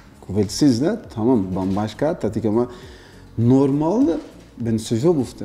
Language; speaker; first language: Turkish; non-native, learner; Portuguese